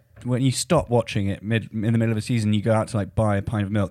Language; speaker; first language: English; native; English